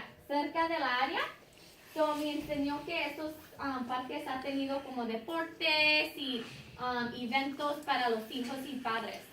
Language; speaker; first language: Spanish; early bilingual, heritage; Spanish